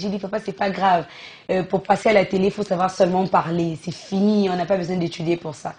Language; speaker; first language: French; non-native, local second language; Lingala